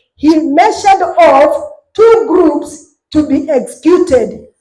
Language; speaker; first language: English; non-native, local second language; Swahili